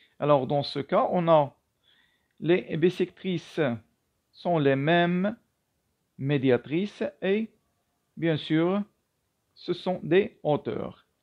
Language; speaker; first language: French; non-native, local second language; Arabic